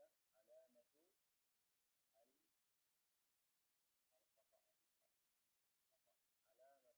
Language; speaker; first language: Arabic; non-native, fluent; Khmer